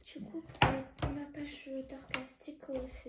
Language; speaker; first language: French; native; French